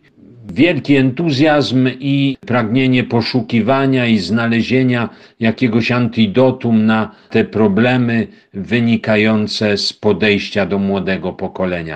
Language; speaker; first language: Polish; native; Polish